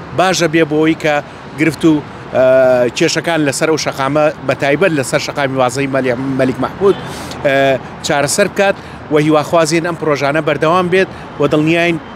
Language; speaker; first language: Central Kurdish; native; Central Kurdish